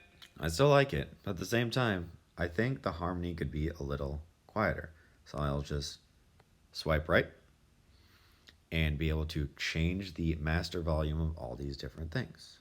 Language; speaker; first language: English; native; English